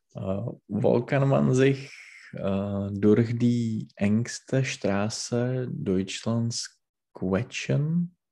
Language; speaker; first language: German; non-native, learner; Czech